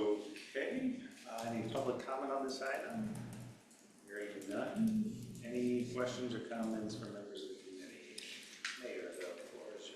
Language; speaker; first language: English; native; English